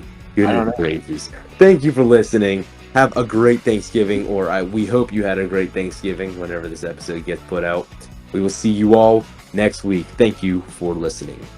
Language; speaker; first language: English; native; English